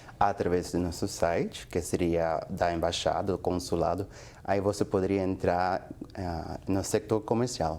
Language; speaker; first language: Portuguese; non-native, fluent; English